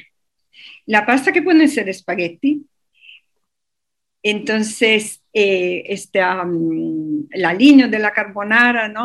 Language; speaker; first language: Spanish; non-native, fluent; Italian